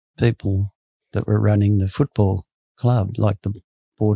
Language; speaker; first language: English; native; English